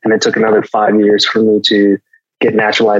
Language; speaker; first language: English; early bilingual, other home language; Chinese